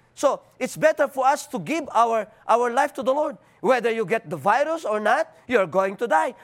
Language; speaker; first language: English; non-native, local second language; Filipino